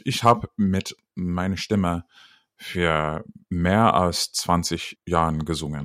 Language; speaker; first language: German; non-native, fluent; English